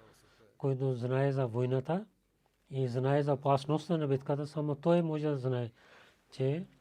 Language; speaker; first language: Bulgarian; non-native, learner; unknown